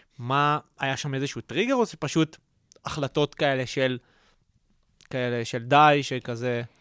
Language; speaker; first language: Hebrew; native; Hebrew